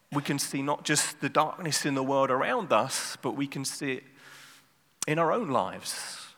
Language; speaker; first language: English; native; English